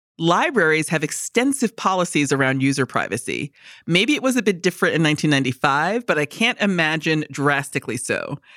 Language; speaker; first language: English; native; English